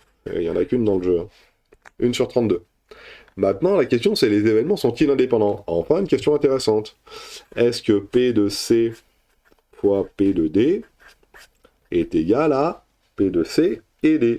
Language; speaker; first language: French; native; French